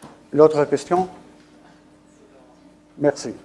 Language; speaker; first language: French; non-native, fluent; Spanish